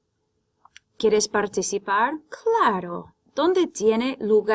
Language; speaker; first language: Spanish; non-native, fluent; English